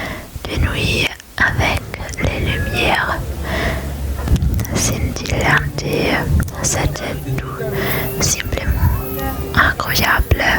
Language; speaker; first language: French; non-native, learner; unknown